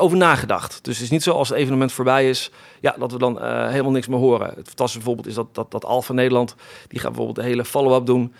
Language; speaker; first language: Dutch; native; Dutch